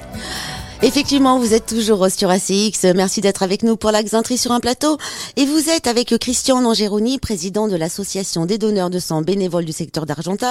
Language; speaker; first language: French; native; French